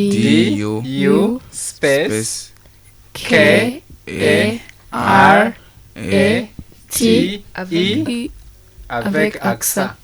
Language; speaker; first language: French; non-native, learner; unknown